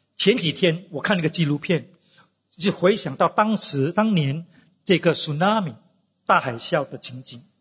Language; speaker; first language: Chinese; native; Chinese